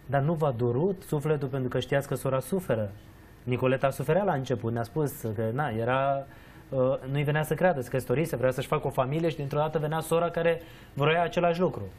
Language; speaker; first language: Romanian; native; Romanian